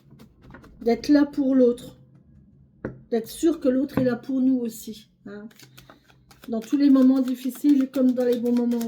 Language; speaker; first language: French; native; French